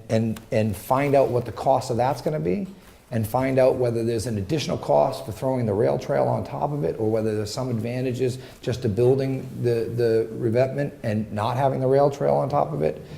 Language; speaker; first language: English; native; English